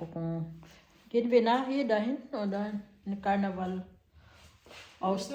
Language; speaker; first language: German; non-native, fluent; Waray